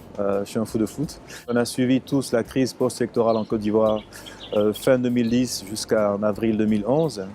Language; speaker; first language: French; early bilingual, other home language; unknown